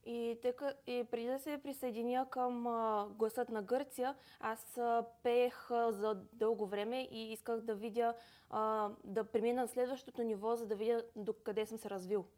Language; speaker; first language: Bulgarian; non-native, fluent; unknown